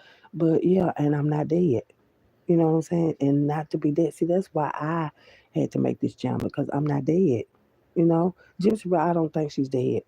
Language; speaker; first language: English; native; English